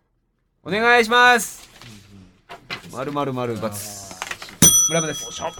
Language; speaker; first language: Japanese; native; Japanese